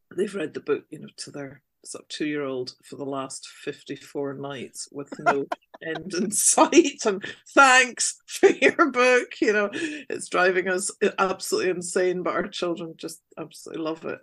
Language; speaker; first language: English; native; English